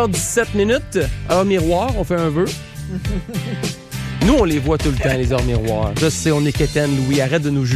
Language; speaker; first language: French; native; French